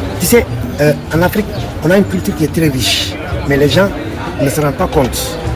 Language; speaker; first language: French; non-native, local second language; Wolof